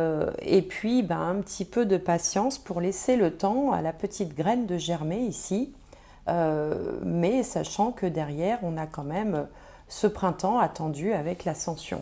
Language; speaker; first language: French; native; French